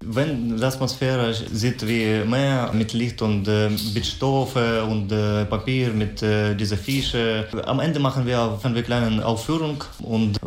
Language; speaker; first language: German; non-native, learner; Ukrainian